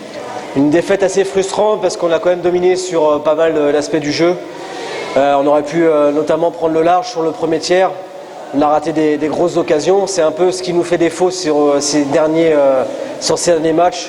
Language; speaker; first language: French; native; French